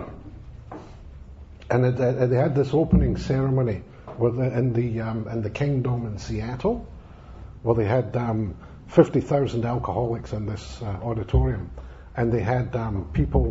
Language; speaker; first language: English; native; English